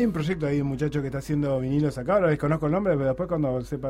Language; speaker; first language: Spanish; native; Spanish